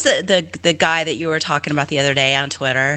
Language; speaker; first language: English; native; English